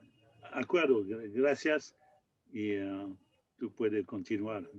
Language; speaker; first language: Spanish; non-native, fluent; French